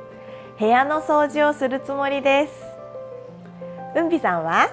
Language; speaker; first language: Japanese; non-native, fluent; Korean